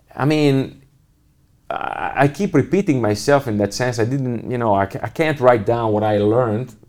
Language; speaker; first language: English; non-native, fluent; Italian